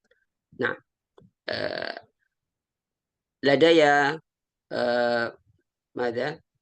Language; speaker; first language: Arabic; non-native, learner; Indonesian